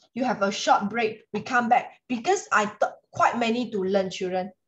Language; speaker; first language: English; non-native, local second language; Chinese